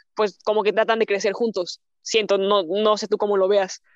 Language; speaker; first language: Spanish; native; Spanish